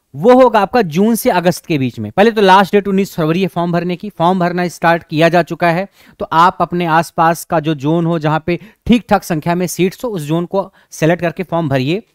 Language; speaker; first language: Hindi; native; Hindi